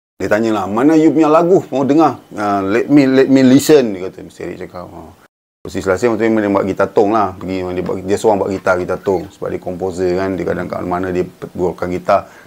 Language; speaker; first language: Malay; native; Malay